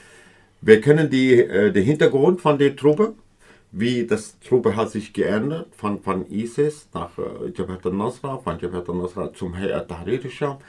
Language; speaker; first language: German; non-native, learner; Kurdish